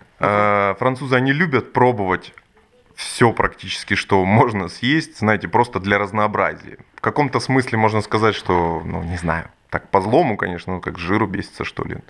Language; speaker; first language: Russian; native; Russian